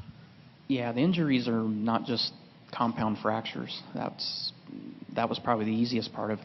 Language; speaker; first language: English; native; English